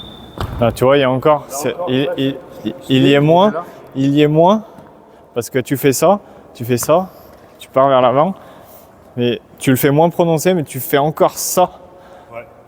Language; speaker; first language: French; native; French